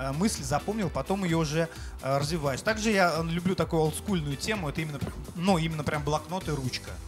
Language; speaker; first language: Russian; native; Russian